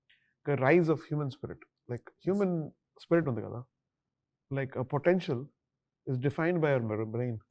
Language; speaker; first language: Telugu; non-native, learner; Tamil